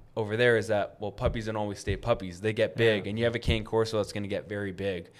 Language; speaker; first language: English; native; English